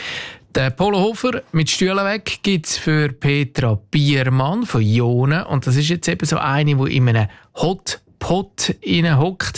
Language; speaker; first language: German; native; German